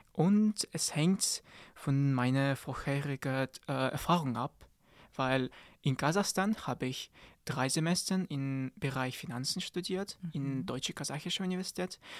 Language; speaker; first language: German; non-native, learner; Kazakh